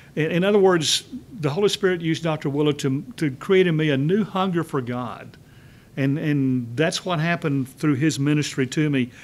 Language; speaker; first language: English; native; English